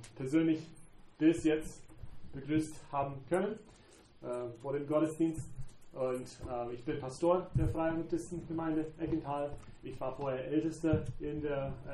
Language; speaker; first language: German; non-native, fluent; English